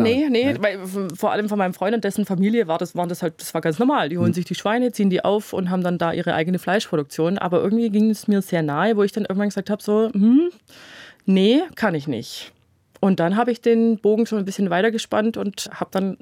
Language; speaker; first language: German; native; German